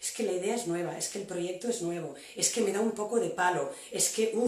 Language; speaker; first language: Spanish; non-native, local second language; Catalan